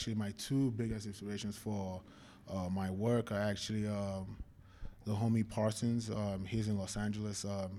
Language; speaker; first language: English; non-native, local second language; Yoruba